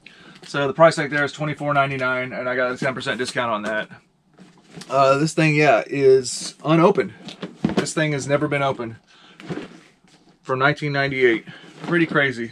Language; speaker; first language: English; native; English